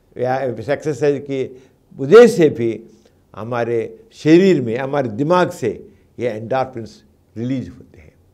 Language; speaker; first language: Hindi; non-native, local second language; Telugu